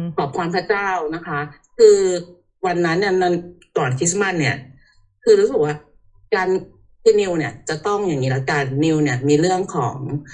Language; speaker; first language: Thai; early bilingual, heritage; Thai